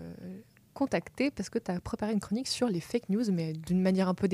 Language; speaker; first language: French; native; French